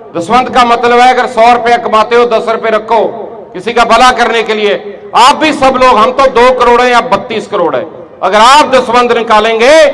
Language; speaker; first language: Hindi; non-native, local second language; Punjabi